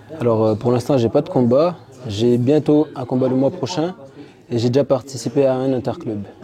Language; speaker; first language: French; early bilingual, other home language; Haitian Creole